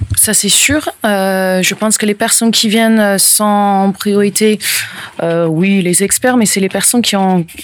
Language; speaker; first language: French; non-native, fluent; English